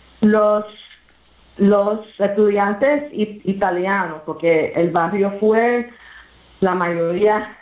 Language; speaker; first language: Spanish; early bilingual, heritage; English